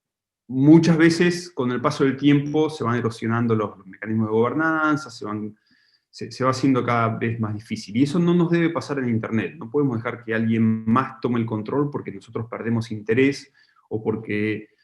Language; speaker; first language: Spanish; native; Spanish